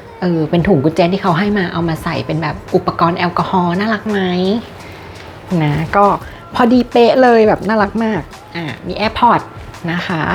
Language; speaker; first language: Thai; native; Thai